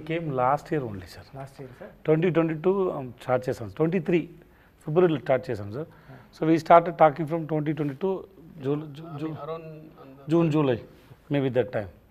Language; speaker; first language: Telugu; non-native, learner; Tamil